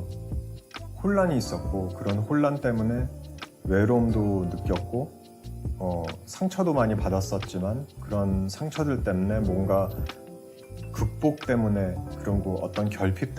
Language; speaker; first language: Korean; early bilingual, heritage; Korean